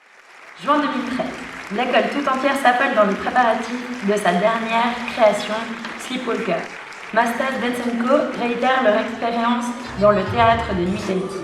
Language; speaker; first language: French; native; French